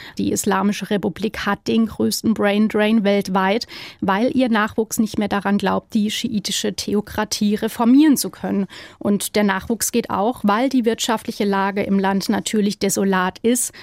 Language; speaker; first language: German; native; German